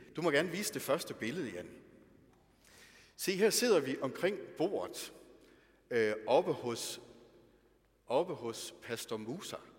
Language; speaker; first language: Danish; native; Danish